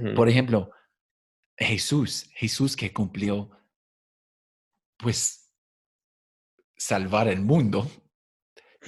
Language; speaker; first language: Spanish; non-native, fluent; English